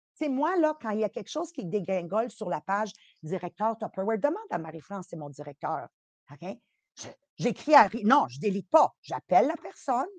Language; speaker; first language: French; early bilingual, other home language; Italian